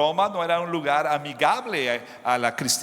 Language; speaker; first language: Spanish; non-native, fluent; English